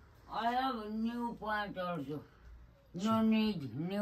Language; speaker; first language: English; non-native, learner; Nepali